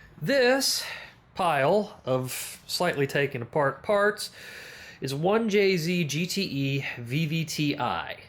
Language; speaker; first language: English; native; English